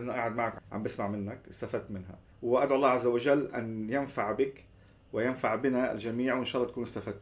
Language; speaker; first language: Arabic; native; Arabic